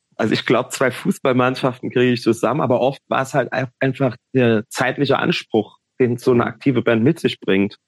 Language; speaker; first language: German; native; German